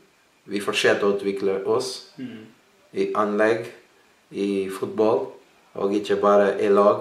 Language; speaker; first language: Norwegian; non-native, learner; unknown